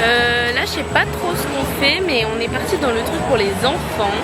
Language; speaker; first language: French; native; French